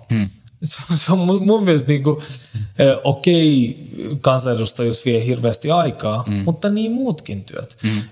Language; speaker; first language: Finnish; non-native, fluent; Turkish